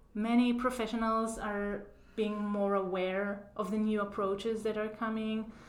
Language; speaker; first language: English; non-native, fluent; Hebrew